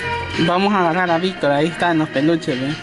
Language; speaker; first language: Spanish; native; Spanish